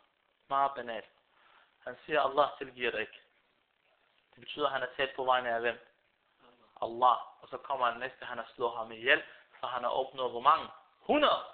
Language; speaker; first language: Danish; early bilingual, other home language; Arabic